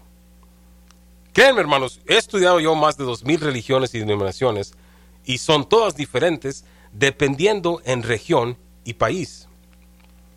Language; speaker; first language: Spanish; early bilingual, heritage; Spanish